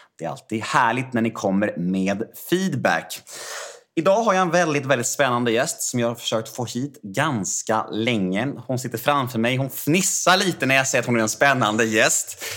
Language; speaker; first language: Swedish; native; Swedish